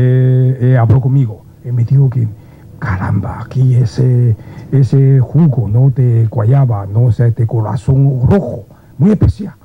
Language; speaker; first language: Spanish; non-native, learner; Chinese